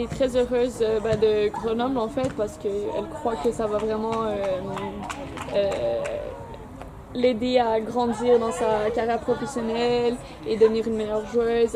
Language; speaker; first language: French; native; French